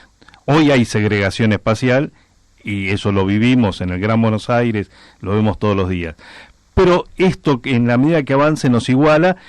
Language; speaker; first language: Spanish; native; Spanish